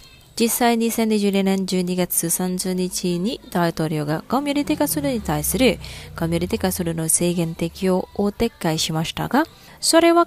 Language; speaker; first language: Japanese; non-native, fluent; Indonesian